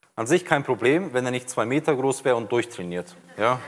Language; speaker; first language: German; non-native, fluent; Portuguese